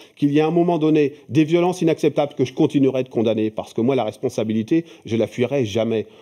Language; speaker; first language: French; native; French